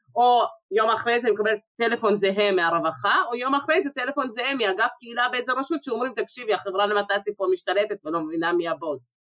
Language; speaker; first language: Hebrew; early bilingual, other home language; Russian